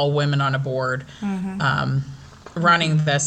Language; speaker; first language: English; native; English